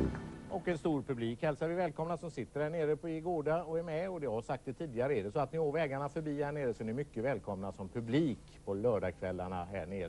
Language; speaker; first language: Swedish; native; Swedish